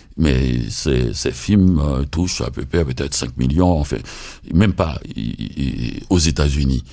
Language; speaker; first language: French; non-native, local second language; Haitian Creole